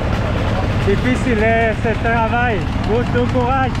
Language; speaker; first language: French; non-native, learner; Persian